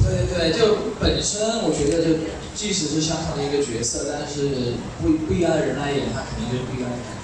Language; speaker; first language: Chinese; native; Chinese